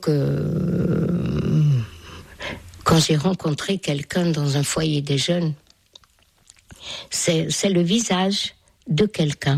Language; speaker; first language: French; non-native, fluent; Hungarian